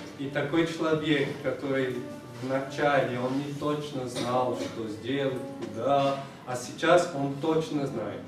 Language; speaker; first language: Russian; non-native, fluent; Portuguese